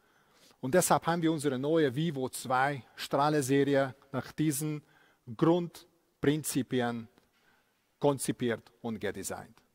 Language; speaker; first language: German; non-native, fluent; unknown